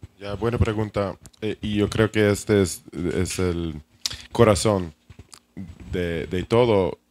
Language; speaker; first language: Spanish; non-native, fluent; English